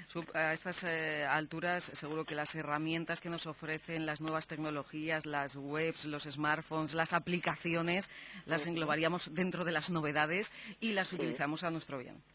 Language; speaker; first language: Spanish; native; Spanish